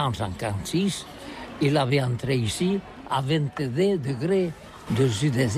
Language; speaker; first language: French; non-native, learner; Catalan